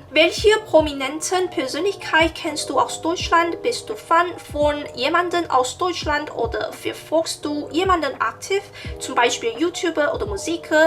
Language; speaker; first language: German; non-native, learner; Chinese